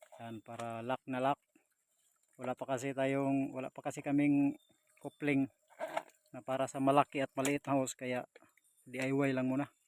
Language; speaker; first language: Filipino; non-native, local second language; Cebuano